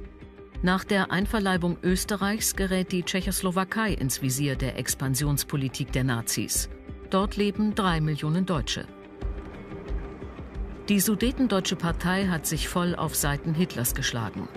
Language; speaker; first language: German; native; German